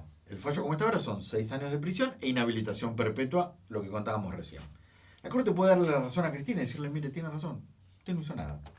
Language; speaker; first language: Spanish; native; Spanish